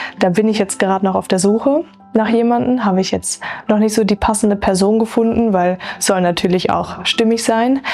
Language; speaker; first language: German; native; German